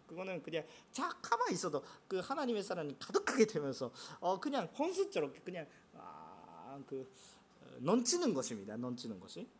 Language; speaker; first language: Korean; non-native, fluent; Japanese